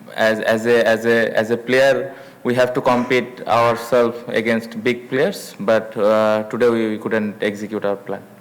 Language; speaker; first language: English; non-native, local second language; Bangla